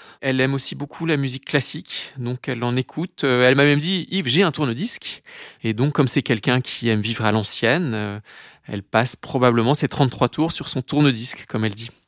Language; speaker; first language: French; native; French